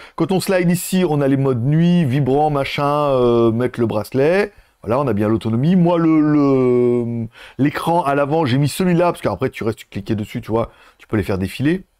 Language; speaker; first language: French; native; French